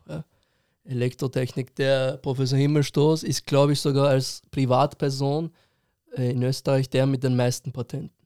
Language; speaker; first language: German; early bilingual, other home language; Persian